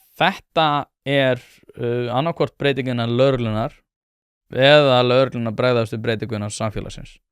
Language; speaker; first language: Icelandic; native; Icelandic